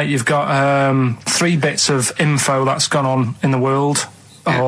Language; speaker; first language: English; native; English